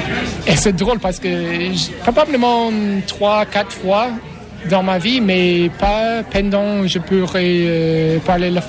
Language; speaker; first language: French; non-native, learner; English